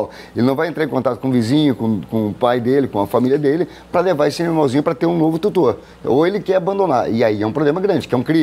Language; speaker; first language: Portuguese; native; Portuguese